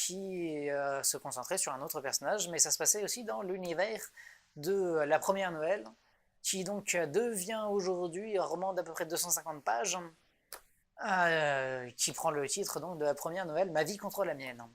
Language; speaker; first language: French; native; French